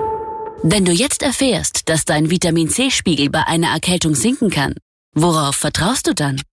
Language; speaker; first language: German; native; German